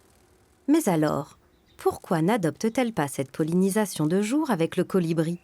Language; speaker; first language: French; native; French